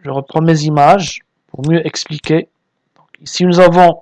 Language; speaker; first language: French; non-native, local second language; Arabic